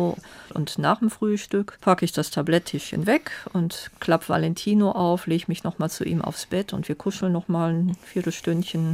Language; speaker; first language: German; native; German